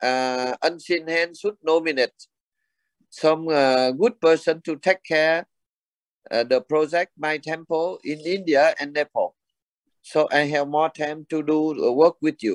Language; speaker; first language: English; non-native, learner; Vietnamese